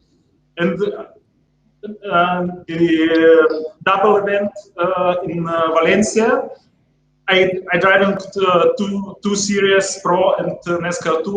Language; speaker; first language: English; non-native, learner; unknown